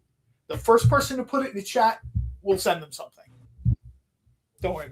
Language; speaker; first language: English; native; English